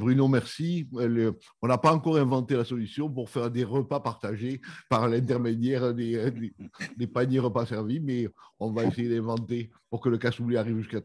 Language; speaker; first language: French; native; French